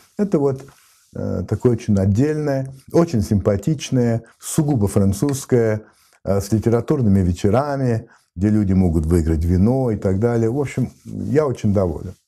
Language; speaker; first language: Russian; non-native, fluent; French